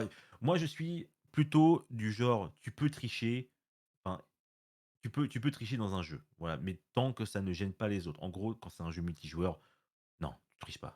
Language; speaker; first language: French; native; French